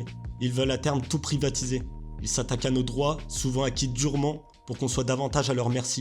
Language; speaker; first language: French; native; French